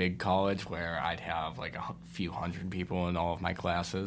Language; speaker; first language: English; native; English